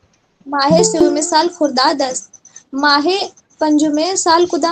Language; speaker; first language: Persian; non-native, learner; Urdu